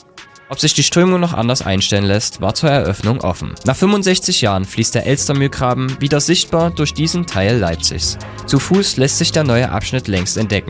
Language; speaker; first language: German; native; German